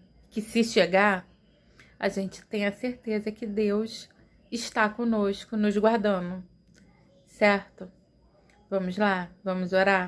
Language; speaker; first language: Portuguese; native; Portuguese